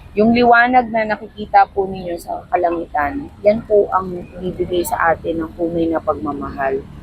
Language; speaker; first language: Filipino; native; Filipino